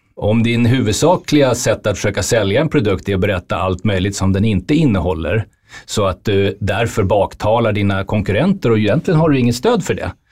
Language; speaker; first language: Swedish; native; Swedish